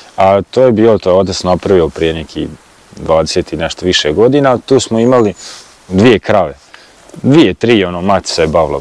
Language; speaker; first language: Croatian; native; Croatian